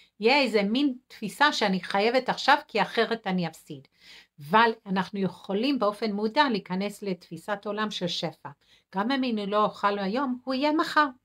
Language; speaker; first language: Hebrew; non-native, fluent; English